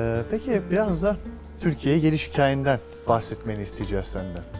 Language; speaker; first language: Turkish; native; Turkish